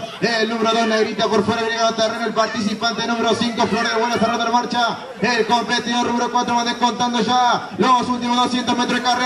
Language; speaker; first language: Spanish; native; Spanish